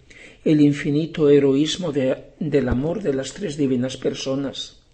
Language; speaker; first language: Spanish; native; Spanish